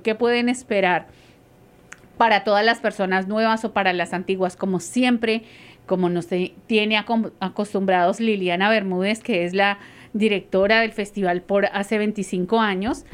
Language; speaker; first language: Spanish; native; Spanish